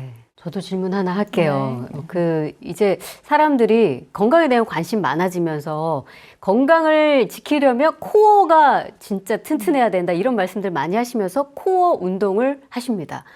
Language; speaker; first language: Korean; native; Korean